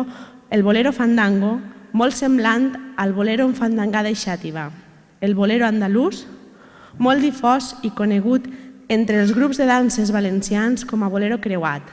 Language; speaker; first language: Catalan; native; Catalan